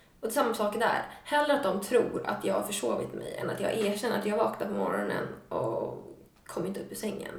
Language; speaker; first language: Swedish; native; Swedish